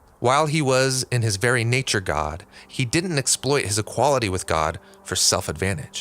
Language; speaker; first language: English; native; English